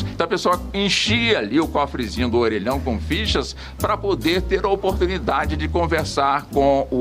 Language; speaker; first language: Portuguese; native; Portuguese